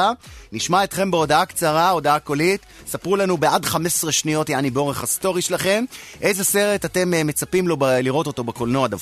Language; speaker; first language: Hebrew; native; Hebrew